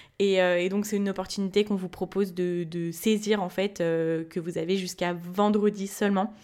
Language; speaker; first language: French; native; French